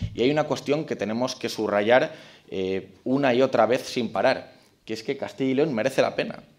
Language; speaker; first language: Spanish; native; Spanish